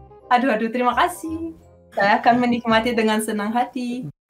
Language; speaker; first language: Indonesian; non-native, fluent; Russian